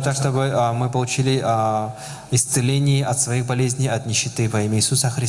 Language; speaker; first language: Russian; native; Russian